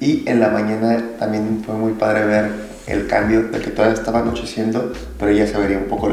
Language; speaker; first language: Spanish; native; Spanish